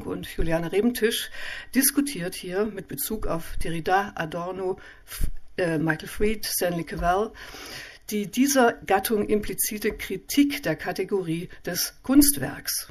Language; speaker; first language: German; native; German